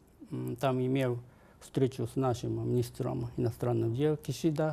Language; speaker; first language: Russian; non-native, fluent; Japanese